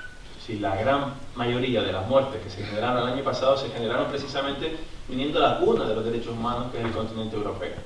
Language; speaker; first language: Spanish; native; Spanish